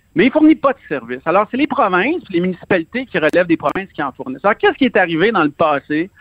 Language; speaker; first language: French; native; French